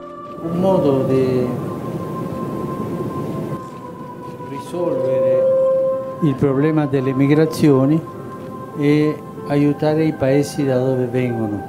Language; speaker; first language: Italian; non-native, fluent; Spanish